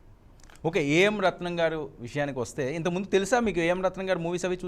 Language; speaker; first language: Telugu; native; Telugu